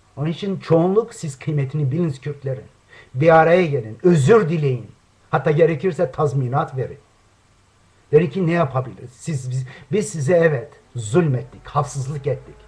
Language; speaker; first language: Turkish; non-native, local second language; Kurdish